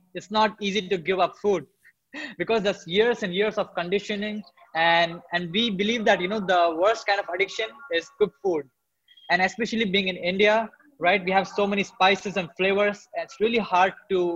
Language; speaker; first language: English; non-native, local second language; Hindi